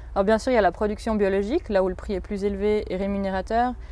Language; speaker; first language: French; native; French